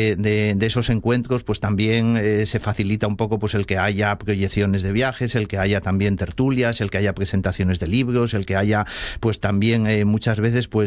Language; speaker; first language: Spanish; native; Spanish